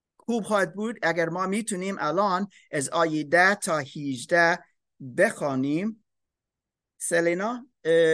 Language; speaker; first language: Persian; non-native, fluent; English